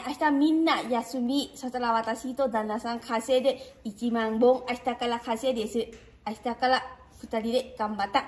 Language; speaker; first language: Japanese; non-native, learner; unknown